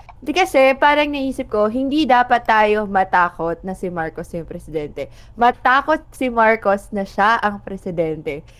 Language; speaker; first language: Filipino; non-native, local second language; Bikol